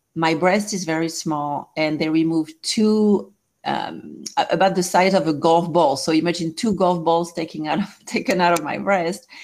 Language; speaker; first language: English; non-native, fluent; French